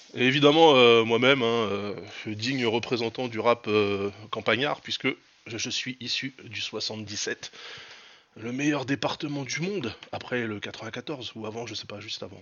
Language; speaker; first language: French; native; French